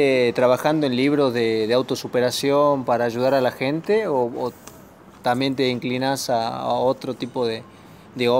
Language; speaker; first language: Spanish; native; Spanish